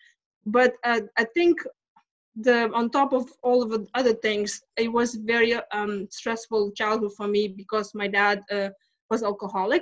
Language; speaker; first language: English; non-native, fluent; Lithuanian